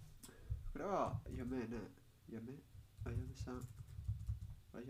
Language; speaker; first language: Japanese; non-native, learner; Spanish